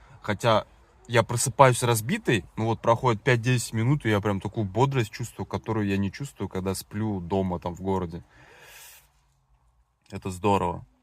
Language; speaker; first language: Russian; native; Russian